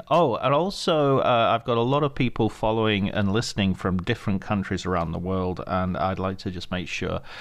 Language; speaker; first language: English; native; English